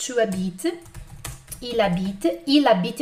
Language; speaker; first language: French; non-native, fluent; Portuguese